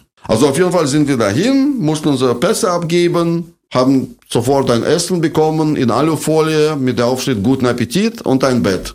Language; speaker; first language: German; non-native, fluent; Russian